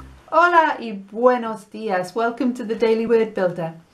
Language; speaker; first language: Spanish; non-native, fluent; English